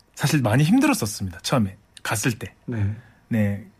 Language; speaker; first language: Korean; native; Korean